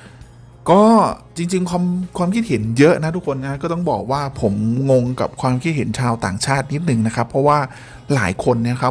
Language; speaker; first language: Thai; native; Thai